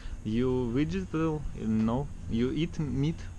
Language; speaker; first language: English; non-native, learner; Russian